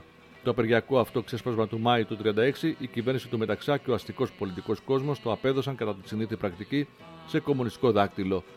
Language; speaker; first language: Greek; native; Greek